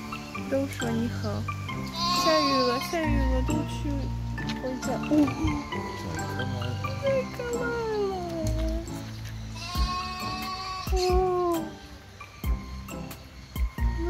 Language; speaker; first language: Chinese; non-native, learner; Russian